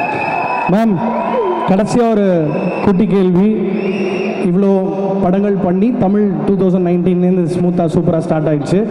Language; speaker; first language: Tamil; native; Tamil